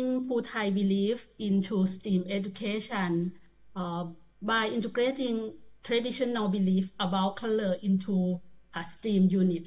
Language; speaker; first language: English; non-native, learner; Thai